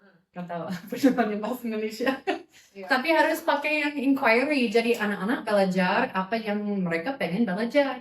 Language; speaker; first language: Indonesian; non-native, fluent; English